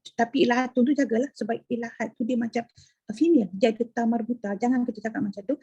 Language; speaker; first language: Malay; native; Malay